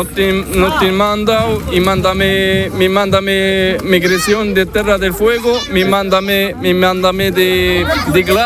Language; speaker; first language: Spanish; non-native, learner; Arabic